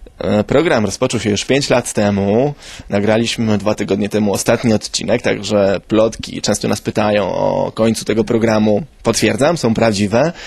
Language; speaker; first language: Polish; early bilingual, heritage; Spanish